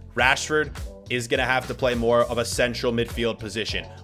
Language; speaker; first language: English; native; English